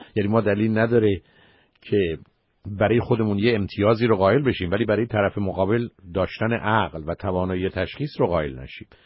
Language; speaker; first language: Persian; native; Persian